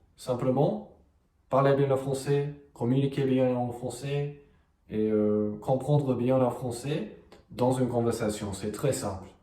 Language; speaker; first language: French; non-native, fluent; English